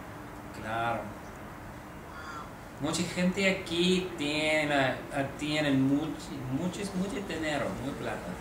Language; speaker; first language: Spanish; non-native, learner; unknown